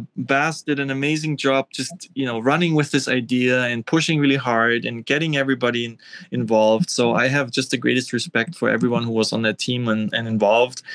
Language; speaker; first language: English; non-native, fluent; German